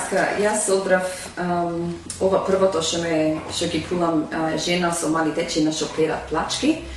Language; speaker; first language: Macedonian; early bilingual, heritage; Macedonian